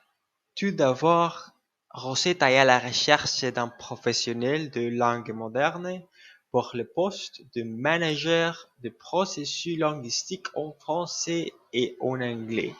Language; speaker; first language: French; non-native, learner; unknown